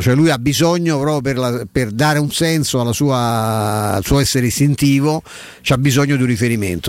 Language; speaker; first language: Italian; native; Italian